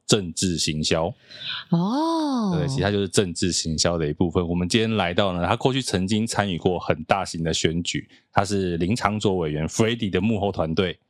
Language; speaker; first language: Chinese; native; Chinese